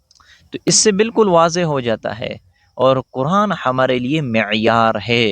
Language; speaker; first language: Hindi; native; Hindi